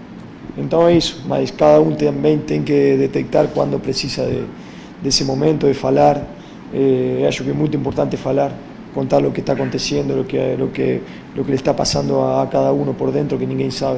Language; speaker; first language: Portuguese; non-native, fluent; Spanish